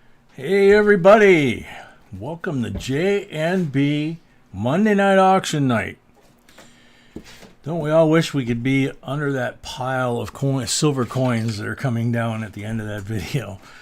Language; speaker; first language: English; native; English